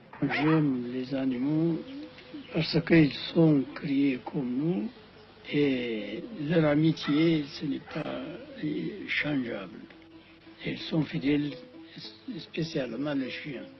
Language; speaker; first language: French; non-native, fluent; Amharic